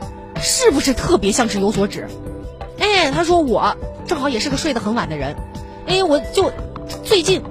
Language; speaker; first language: Chinese; native; Chinese